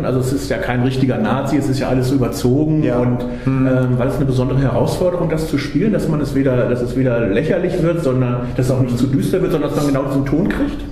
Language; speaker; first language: German; native; German